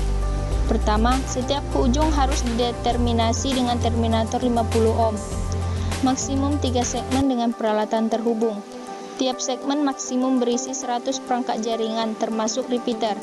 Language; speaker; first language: Indonesian; native; Indonesian